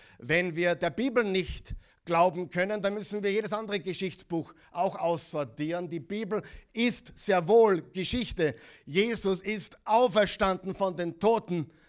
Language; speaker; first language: German; non-native, fluent; English